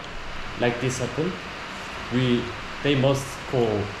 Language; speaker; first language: English; non-native, learner; Korean